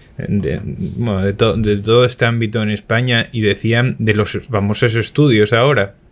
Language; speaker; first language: Spanish; native; Spanish